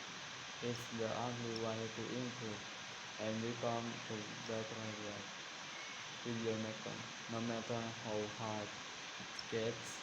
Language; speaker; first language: English; non-native, learner; Indonesian